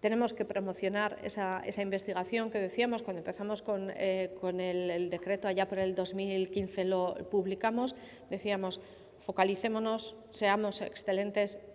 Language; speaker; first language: Spanish; non-native, local second language; Basque